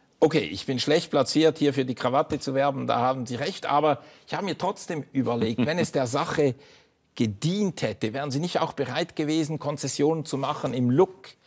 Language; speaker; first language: German; native; German